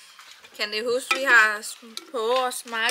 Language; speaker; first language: Danish; non-native, learner; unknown